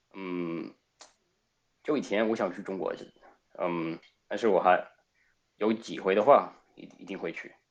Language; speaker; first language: Chinese; non-native, fluent; Spanish